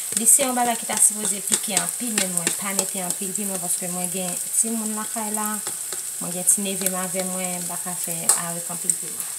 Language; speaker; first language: French; non-native, learner; Haitian Creole